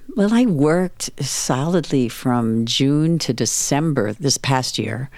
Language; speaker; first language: English; native; English